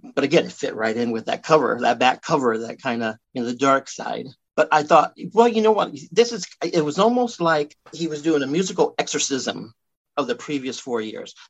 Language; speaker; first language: English; native; English